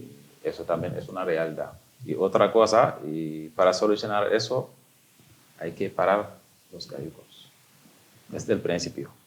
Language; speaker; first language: Spanish; non-native, fluent; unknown